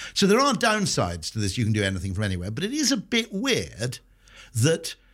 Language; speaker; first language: English; native; English